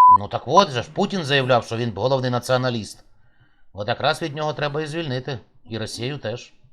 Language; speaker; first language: Ukrainian; native; Ukrainian